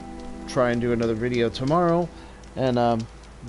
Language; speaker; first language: English; native; English